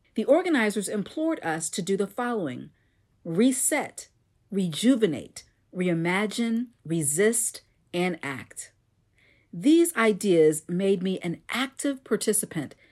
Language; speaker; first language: English; native; English